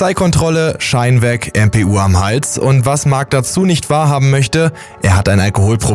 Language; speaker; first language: German; native; German